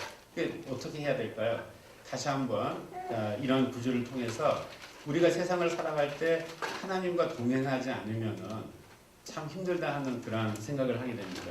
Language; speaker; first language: Korean; native; Korean